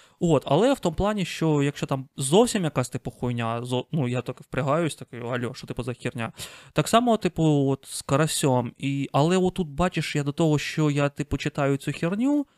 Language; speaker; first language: Ukrainian; non-native, local second language; Russian